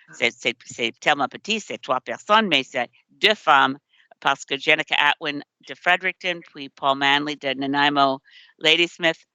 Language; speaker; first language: French; non-native, learner; English